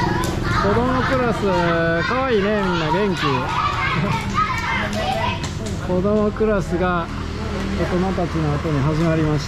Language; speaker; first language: Japanese; native; Japanese